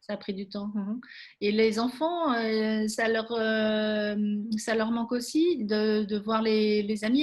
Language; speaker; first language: French; native; French